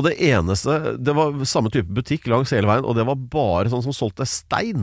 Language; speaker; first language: Norwegian; native; Norwegian